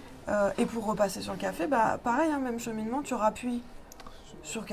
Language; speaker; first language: French; native; French